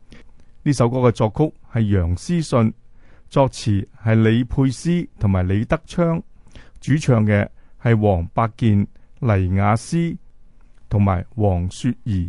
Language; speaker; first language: Chinese; native; Chinese